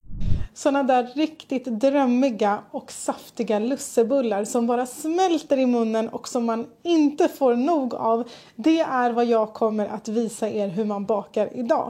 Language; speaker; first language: Swedish; native; Swedish